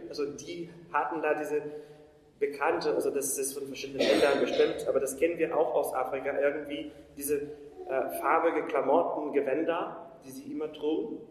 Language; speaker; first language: German; non-native, fluent; Portuguese